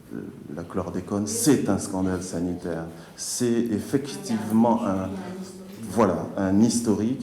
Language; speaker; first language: French; native; French